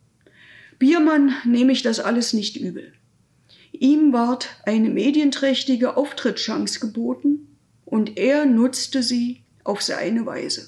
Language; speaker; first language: German; native; German